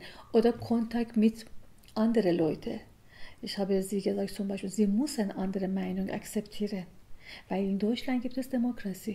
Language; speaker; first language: German; non-native, learner; Persian